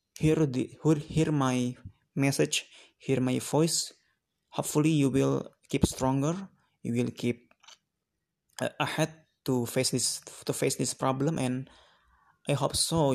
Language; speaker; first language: English; non-native, learner; Indonesian